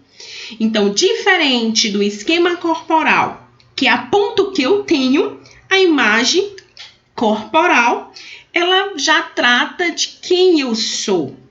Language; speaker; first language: Portuguese; native; Portuguese